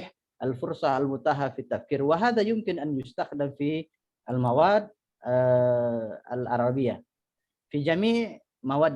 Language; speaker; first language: Arabic; non-native, fluent; Indonesian